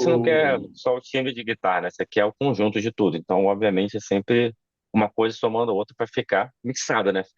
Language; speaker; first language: Portuguese; native; Portuguese